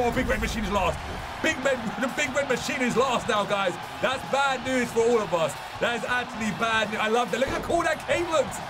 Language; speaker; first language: English; native; English